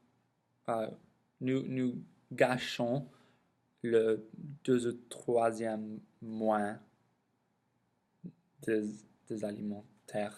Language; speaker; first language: French; non-native, learner; English